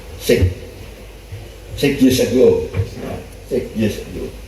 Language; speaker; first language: English; non-native, learner; Indonesian